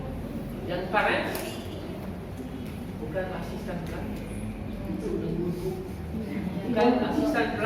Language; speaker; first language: Indonesian; non-native, learner; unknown